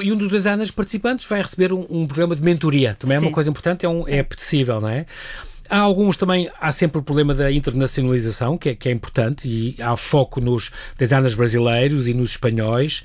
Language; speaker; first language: Portuguese; native; Portuguese